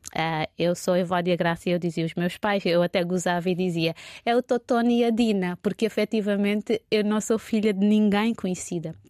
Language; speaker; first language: Portuguese; non-native, local second language; Kabuverdianu